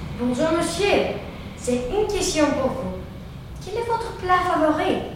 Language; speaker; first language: French; non-native, learner; Greek